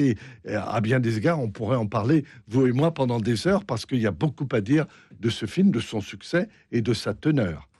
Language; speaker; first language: French; native; French